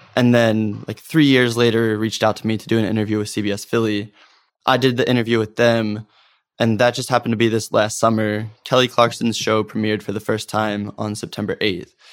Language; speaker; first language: English; native; English